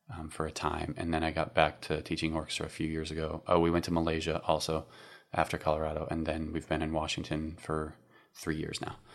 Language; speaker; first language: English; native; English